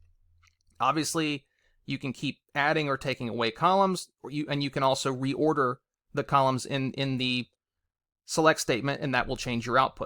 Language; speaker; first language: English; native; English